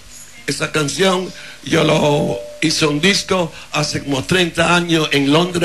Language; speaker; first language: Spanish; non-native, learner; English